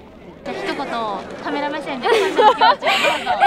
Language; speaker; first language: Japanese; native; Japanese